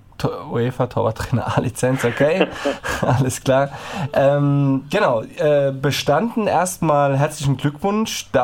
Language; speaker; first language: German; native; German